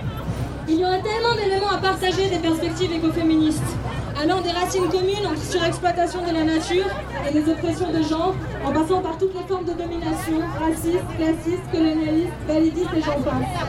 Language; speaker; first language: French; native; French